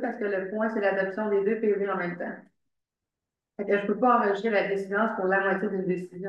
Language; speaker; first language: French; native; French